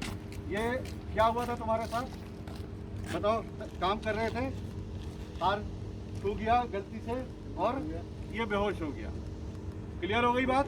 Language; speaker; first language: Hindi; native; Hindi